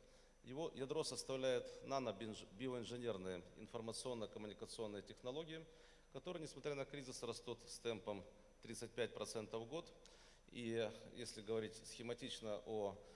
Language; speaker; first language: Russian; native; Russian